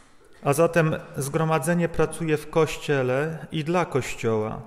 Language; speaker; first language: Polish; native; Polish